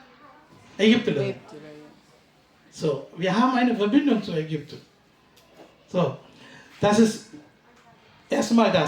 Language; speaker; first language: German; non-native, fluent; Tamil